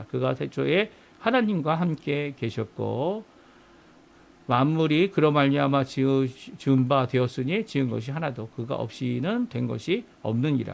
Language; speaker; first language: Korean; native; Korean